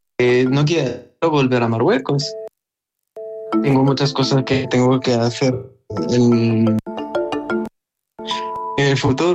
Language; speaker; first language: Spanish; non-native, learner; Arabic